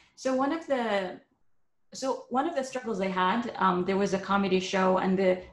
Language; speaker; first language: English; non-native, fluent; Arabic